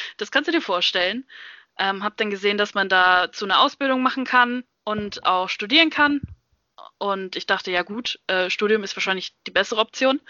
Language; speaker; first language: German; native; German